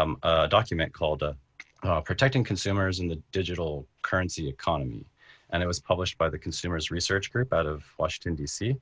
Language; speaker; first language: English; native; English